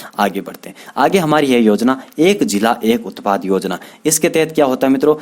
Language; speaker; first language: Hindi; native; Hindi